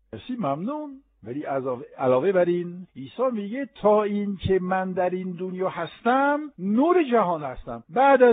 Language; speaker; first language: Persian; non-native, fluent; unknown